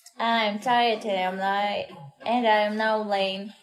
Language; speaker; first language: English; non-native, learner; Russian